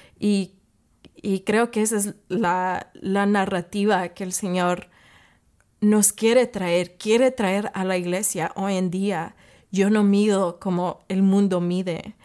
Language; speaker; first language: Spanish; early bilingual, heritage; English